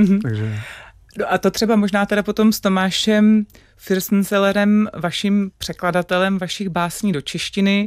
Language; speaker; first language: Czech; native; Czech